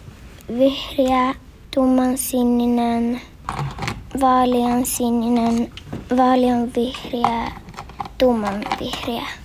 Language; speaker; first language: Finnish; early bilingual, heritage; Finnish